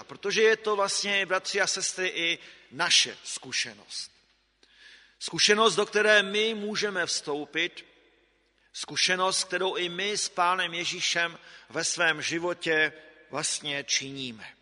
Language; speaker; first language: Czech; native; Czech